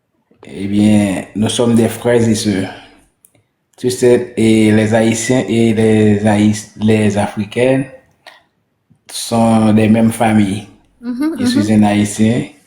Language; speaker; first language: French; non-native, learner; Haitian Creole